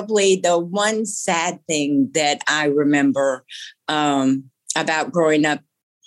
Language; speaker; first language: English; native; English